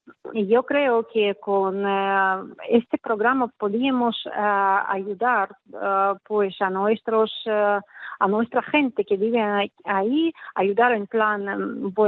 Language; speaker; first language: Spanish; non-native, fluent; Russian